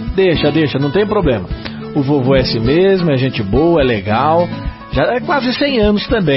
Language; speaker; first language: Portuguese; native; Portuguese